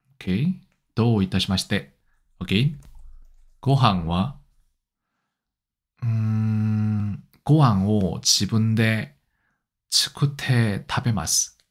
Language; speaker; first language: Japanese; non-native, learner; Korean